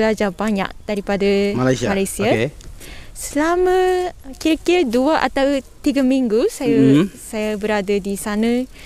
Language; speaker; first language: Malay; non-native, learner; Japanese